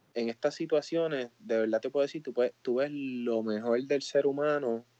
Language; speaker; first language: Spanish; native; Spanish